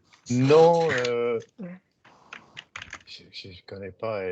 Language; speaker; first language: French; non-native, learner; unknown